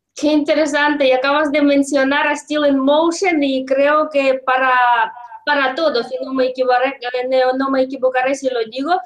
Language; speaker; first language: Spanish; non-native, fluent; Russian